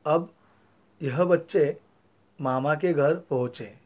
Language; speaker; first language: Hindi; non-native, local second language; Marathi